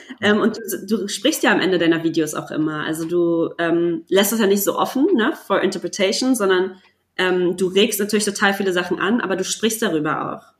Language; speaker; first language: German; native; German